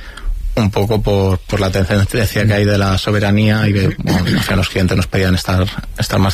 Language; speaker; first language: Spanish; native; Spanish